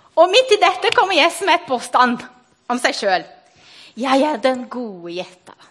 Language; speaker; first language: Norwegian; non-native, fluent; Portuguese